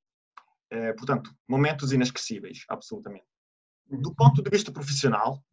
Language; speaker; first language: Portuguese; non-native, fluent; Italian